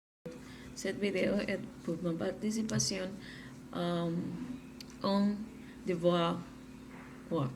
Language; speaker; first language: French; non-native, learner; Spanish